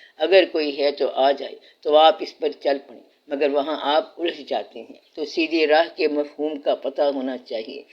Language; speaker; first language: Urdu; non-native, local second language; Punjabi